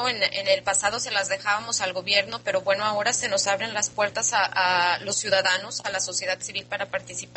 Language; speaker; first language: Spanish; native; Spanish